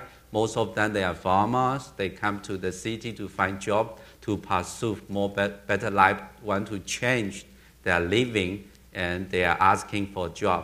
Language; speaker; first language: English; non-native, learner; Chinese